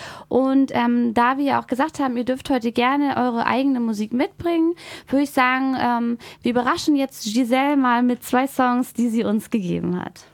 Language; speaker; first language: German; native; German